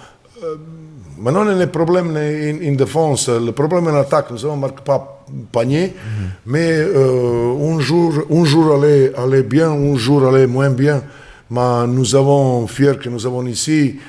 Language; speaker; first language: French; non-native, learner; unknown